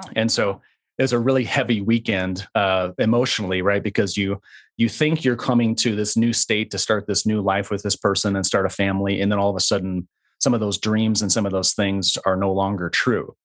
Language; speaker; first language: English; native; English